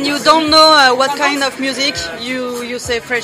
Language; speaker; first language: English; non-native, learner; French